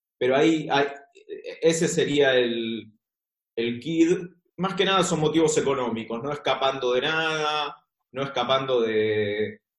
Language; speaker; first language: Spanish; native; Spanish